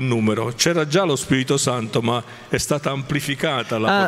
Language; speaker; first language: Italian; native; Italian